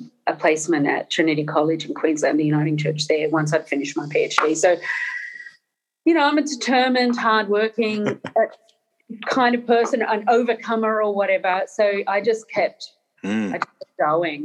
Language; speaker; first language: English; native; English